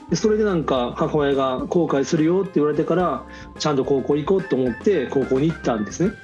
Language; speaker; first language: Japanese; native; Japanese